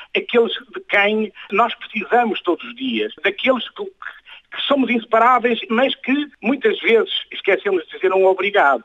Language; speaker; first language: Portuguese; native; Portuguese